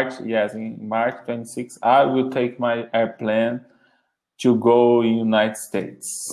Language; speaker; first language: English; non-native, learner; Portuguese